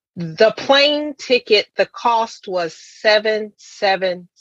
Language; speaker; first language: English; native; English